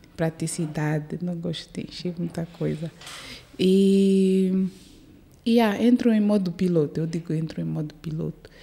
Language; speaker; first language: Portuguese; early bilingual, heritage; Portuguese